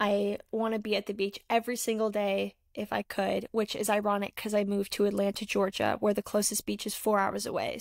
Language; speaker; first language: English; native; English